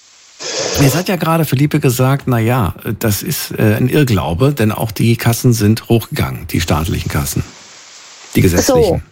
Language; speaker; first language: German; native; German